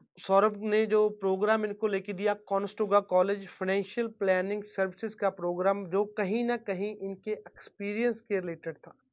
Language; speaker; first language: Hindi; non-native, local second language; Punjabi